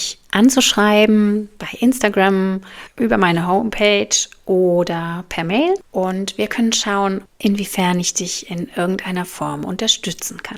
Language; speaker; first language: German; native; German